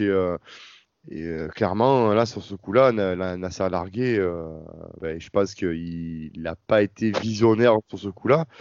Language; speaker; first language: French; native; French